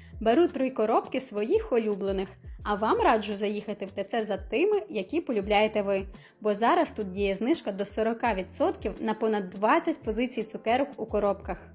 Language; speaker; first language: Ukrainian; native; Ukrainian